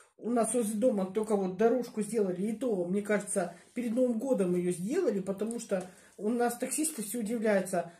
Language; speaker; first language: Russian; native; Russian